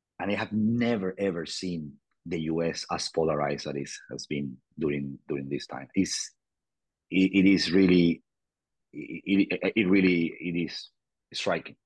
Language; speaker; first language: English; non-native, fluent; Spanish